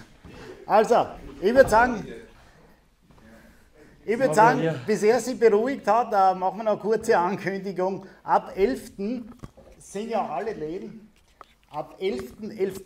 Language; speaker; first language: German; native; German